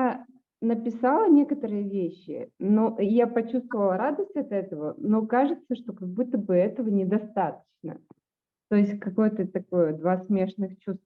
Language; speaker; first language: Russian; native; Russian